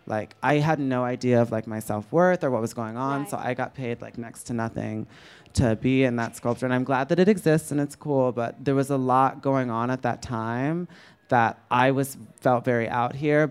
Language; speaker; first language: English; native; English